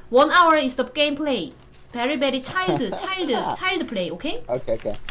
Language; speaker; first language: English; non-native, learner; Korean